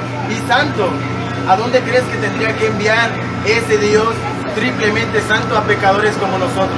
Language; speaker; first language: Spanish; native; Spanish